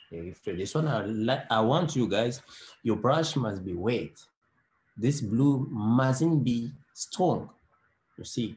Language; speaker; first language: English; non-native, learner; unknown